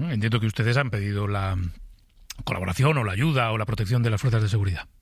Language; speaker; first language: Spanish; native; Spanish